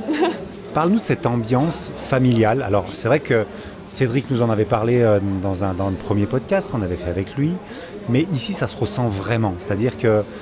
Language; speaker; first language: French; native; French